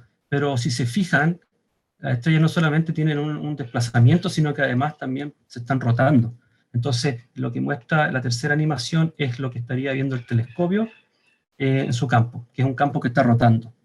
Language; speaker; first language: Spanish; native; Spanish